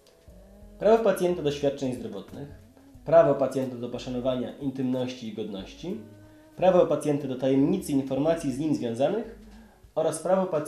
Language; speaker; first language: Polish; native; Polish